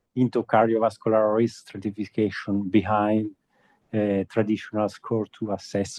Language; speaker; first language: English; non-native, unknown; Italian